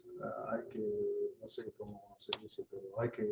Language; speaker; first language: Spanish; non-native, fluent; Arabic